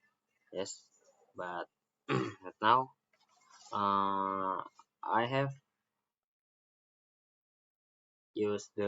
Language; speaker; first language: English; non-native, learner; Indonesian